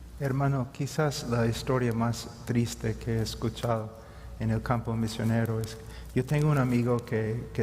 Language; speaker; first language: Spanish; non-native, fluent; English